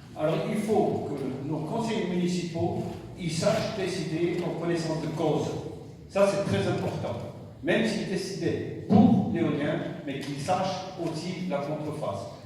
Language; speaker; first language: French; non-native, fluent; German